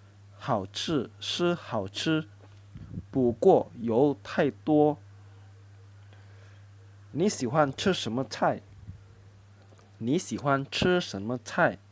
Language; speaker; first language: Chinese; non-native, fluent; Indonesian